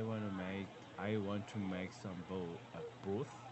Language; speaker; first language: English; non-native, learner; Korean